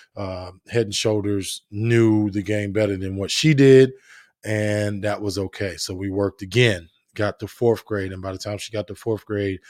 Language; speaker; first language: English; native; English